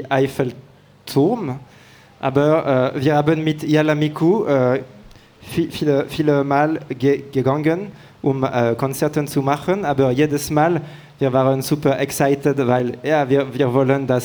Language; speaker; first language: German; non-native, learner; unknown